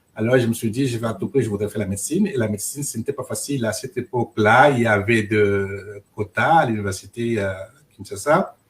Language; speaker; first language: French; non-native, local second language; Luba-Lulua